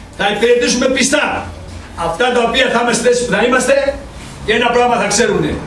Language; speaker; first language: Greek; early bilingual, heritage; Greek